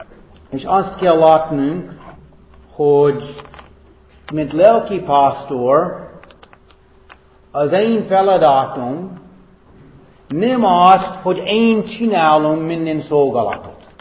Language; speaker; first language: Hungarian; non-native, fluent; English